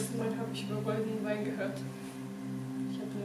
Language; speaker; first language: German; non-native, fluent; Romanian